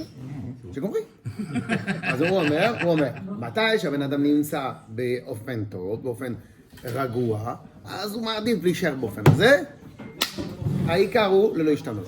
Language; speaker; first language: Hebrew; non-native, fluent; French